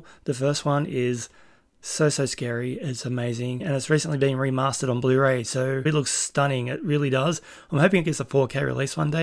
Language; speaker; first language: English; native; English